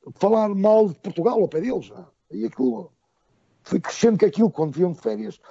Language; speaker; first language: Portuguese; native; Portuguese